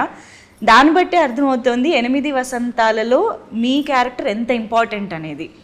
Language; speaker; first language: Telugu; native; Telugu